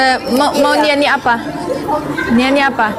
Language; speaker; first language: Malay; non-native, learner; Turkish